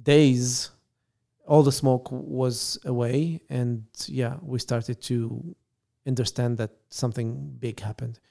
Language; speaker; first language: English; non-native, fluent; Arabic